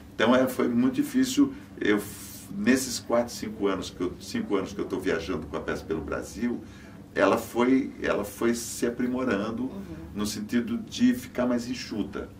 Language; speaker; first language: Portuguese; native; Portuguese